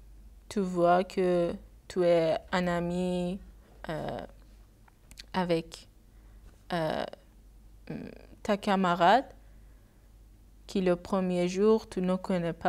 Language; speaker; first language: French; non-native, learner; Persian